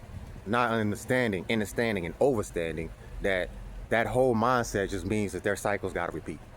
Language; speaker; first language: English; native; English